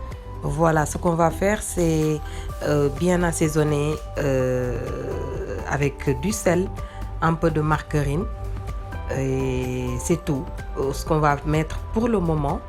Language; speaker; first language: French; non-native, local second language; Wolof